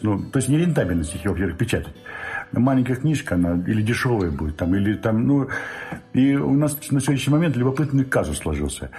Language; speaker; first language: Russian; native; Russian